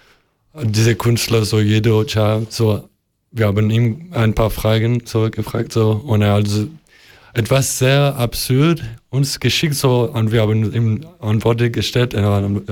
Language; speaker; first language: German; non-native, learner; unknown